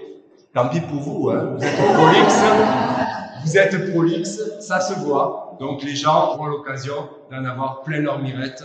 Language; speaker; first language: French; native; French